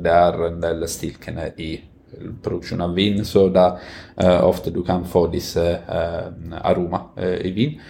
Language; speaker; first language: Norwegian; non-native, fluent; Italian